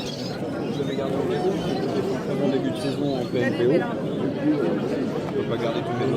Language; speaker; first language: French; native; French